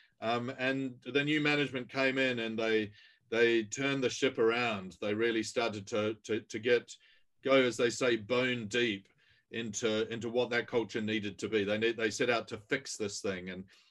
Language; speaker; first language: English; native; English